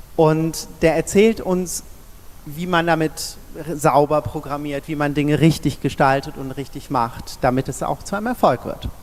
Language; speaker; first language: German; native; German